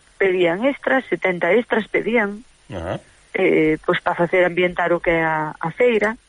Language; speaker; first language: Galician; native; Galician